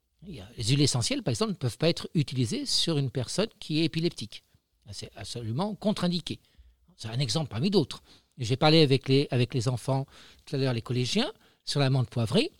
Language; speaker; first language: French; native; French